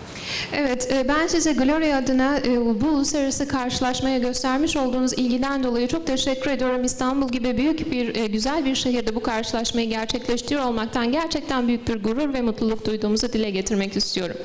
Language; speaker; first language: Turkish; native; Turkish